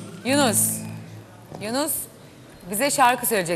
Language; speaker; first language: Turkish; native; Turkish